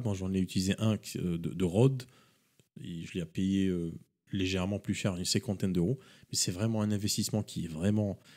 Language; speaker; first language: French; native; French